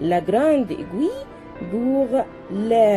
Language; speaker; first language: French; non-native, learner; Arabic